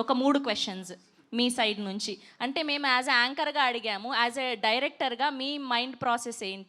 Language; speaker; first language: Telugu; native; Telugu